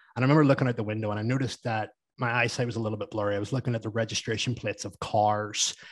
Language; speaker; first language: English; native; English